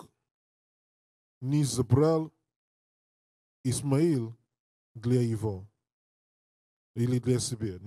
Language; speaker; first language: Russian; non-native, learner; English